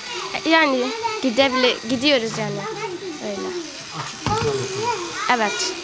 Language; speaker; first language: Turkish; non-native, local second language; Kurdish